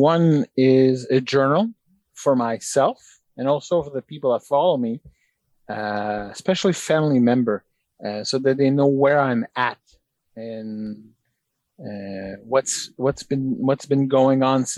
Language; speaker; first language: English; native; English